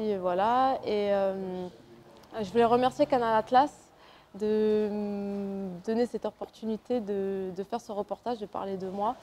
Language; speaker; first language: French; early bilingual, other home language; Arabic